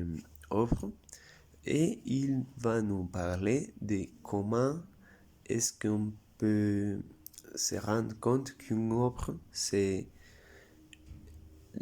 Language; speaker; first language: French; non-native, learner; Spanish